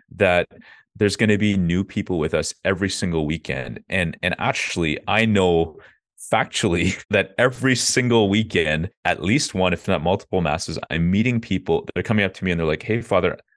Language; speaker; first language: English; native; English